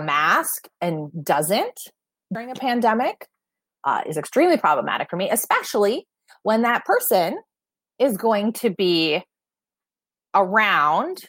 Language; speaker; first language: English; native; English